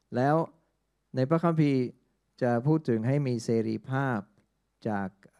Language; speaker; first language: Thai; non-native, fluent; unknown